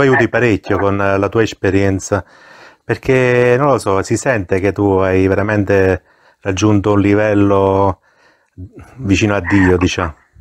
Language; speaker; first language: Italian; native; Italian